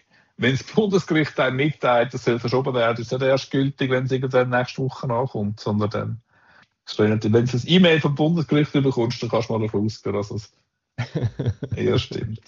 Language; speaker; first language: German; native; German